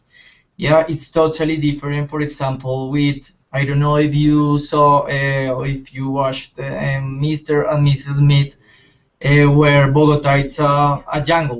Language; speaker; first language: English; non-native, learner; Spanish